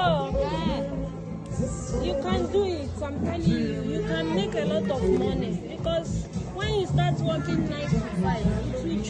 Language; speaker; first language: English; non-native, local second language; Igbo